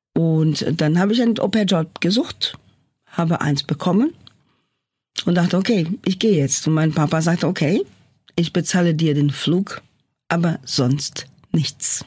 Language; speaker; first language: German; non-native, fluent; Portuguese